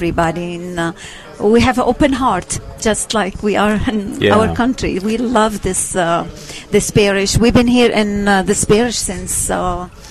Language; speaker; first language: English; non-native, fluent; Arabic